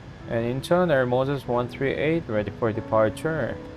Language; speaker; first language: English; non-native, fluent; Korean